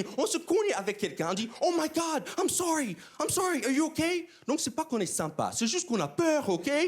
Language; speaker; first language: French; non-native, fluent; English